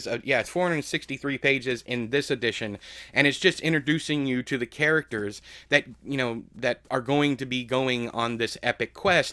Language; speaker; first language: English; native; English